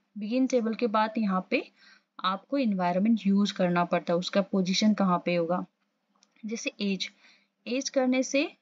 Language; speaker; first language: Hindi; non-native, local second language; Assamese